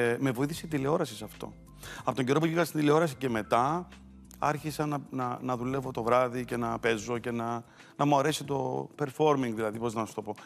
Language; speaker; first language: Greek; native; Greek